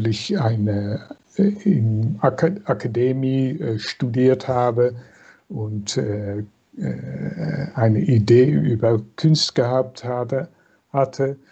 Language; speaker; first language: German; non-native, fluent; Dutch